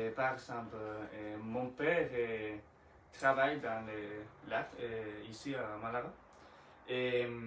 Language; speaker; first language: French; non-native, learner; Spanish